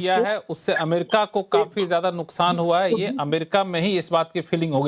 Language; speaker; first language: Hindi; native; Hindi